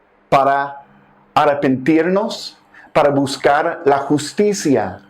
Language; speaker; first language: Spanish; non-native, fluent; English